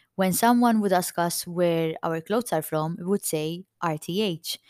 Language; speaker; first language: English; non-native, fluent; Maltese